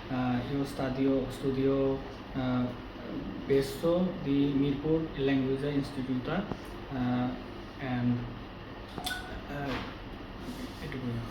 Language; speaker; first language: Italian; non-native, learner; Bangla